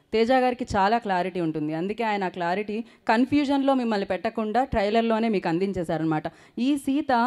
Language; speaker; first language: Telugu; native; Telugu